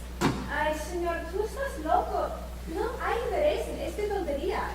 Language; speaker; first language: Spanish; non-native, learner; English